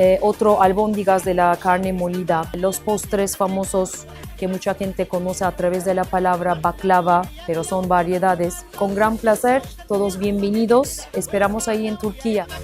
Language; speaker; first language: Spanish; non-native, fluent; Turkish